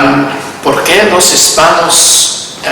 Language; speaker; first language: Spanish; non-native, learner; English